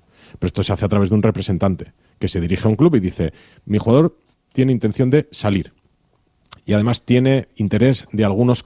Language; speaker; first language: Spanish; native; Spanish